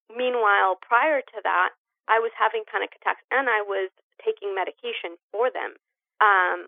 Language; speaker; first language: English; early bilingual, other home language; Spanish